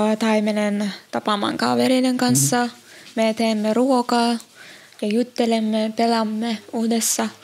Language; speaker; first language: Finnish; non-native, learner; Uzbek